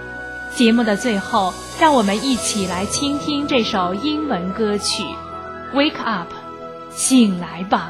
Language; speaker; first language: Chinese; native; Chinese